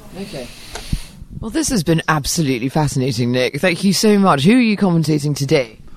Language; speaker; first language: English; native; English